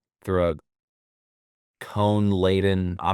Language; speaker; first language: English; native; English